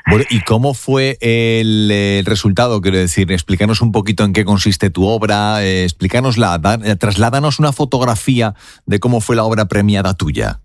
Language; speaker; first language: Spanish; native; Spanish